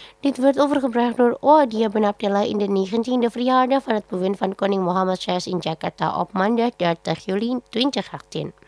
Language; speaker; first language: Dutch; non-native, fluent; Indonesian